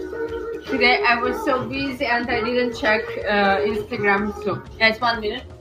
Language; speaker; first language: English; non-native, learner; Russian